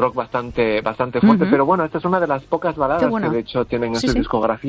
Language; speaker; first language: Spanish; native; Spanish